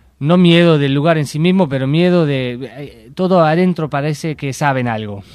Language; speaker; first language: Spanish; non-native, fluent; English